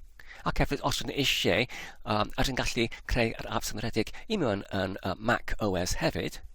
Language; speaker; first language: Welsh; non-native, learner; English